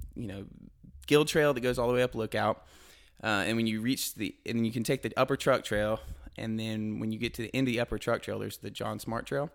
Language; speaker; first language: English; native; English